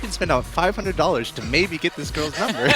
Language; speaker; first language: English; native; English